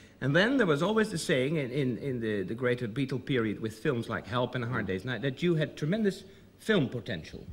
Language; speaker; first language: English; non-native, fluent; Dutch